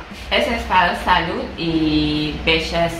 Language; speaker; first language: Spanish; non-native, learner; Persian